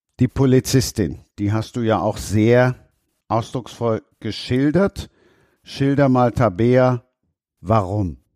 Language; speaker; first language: German; native; German